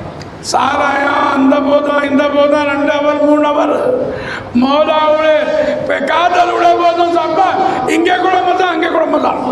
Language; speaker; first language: Tamil; non-native, learner; Urdu